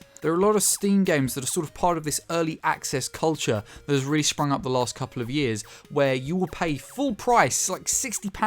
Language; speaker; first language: English; native; English